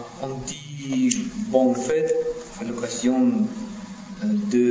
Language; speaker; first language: French; non-native, learner; Russian